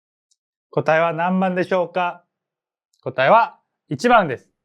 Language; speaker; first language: Japanese; non-native, fluent; Korean